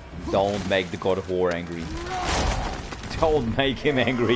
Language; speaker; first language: English; non-native, fluent; Dutch